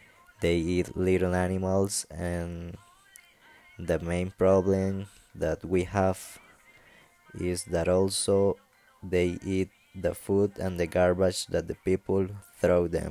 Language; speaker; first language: English; non-native, fluent; Spanish